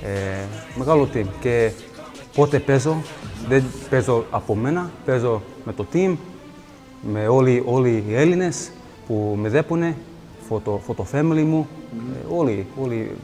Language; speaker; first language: Greek; early bilingual, heritage; English